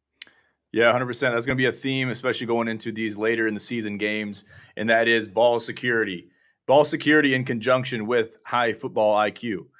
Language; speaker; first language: English; native; English